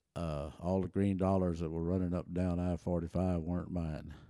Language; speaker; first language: English; early bilingual, other home language; German